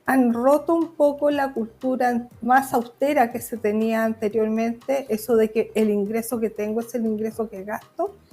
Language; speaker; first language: Spanish; native; Spanish